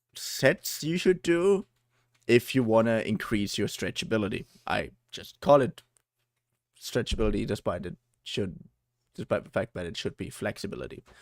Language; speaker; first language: English; non-native, fluent; German